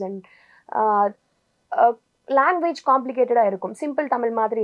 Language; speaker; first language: Tamil; non-native, learner; Telugu